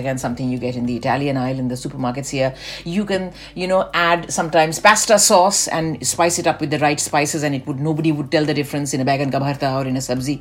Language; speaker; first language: English; non-native, local second language; Bangla